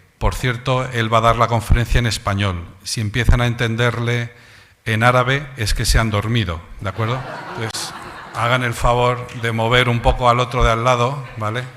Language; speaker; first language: Spanish; native; Spanish